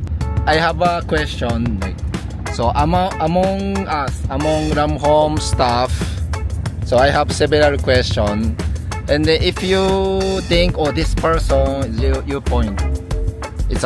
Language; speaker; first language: English; non-native, learner; Japanese